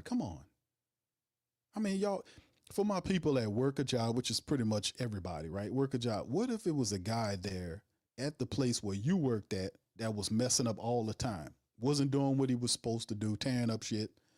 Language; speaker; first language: English; native; English